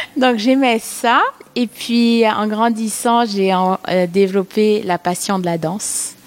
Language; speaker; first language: French; native; French